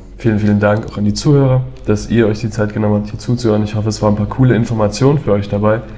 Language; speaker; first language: German; native; German